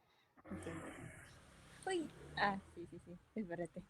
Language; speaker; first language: Spanish; non-native, learner; Filipino